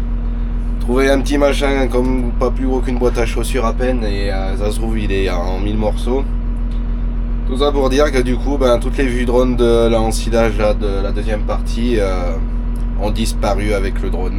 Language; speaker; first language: French; native; French